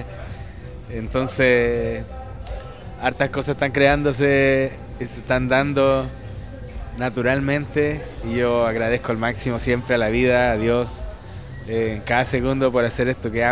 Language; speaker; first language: Spanish; native; Spanish